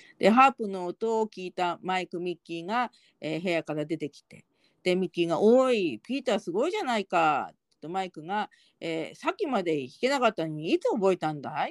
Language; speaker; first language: Japanese; native; Japanese